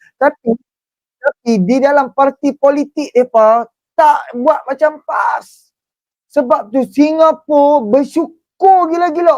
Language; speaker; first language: Malay; native; Malay